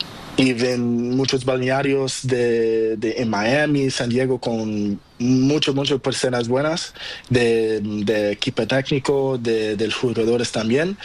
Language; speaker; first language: Spanish; non-native, learner; Portuguese